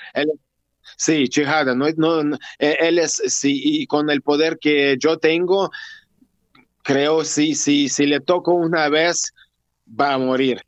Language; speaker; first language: Spanish; non-native, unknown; Russian